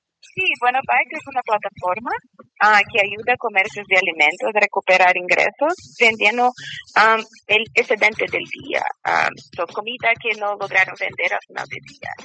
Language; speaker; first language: Spanish; non-native, learner; Portuguese